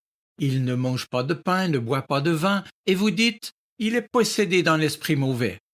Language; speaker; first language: French; native; French